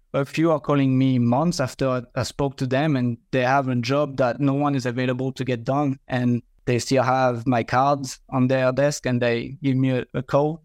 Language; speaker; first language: English; non-native, fluent; French